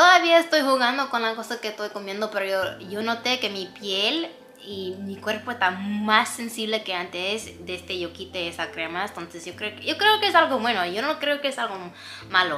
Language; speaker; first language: Spanish; non-native, fluent; English